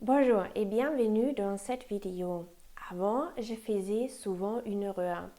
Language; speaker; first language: French; non-native, fluent; German